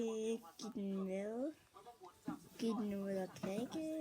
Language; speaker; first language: Danish; early bilingual, other home language; Vietnamese